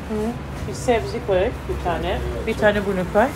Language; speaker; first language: Turkish; non-native, learner; Persian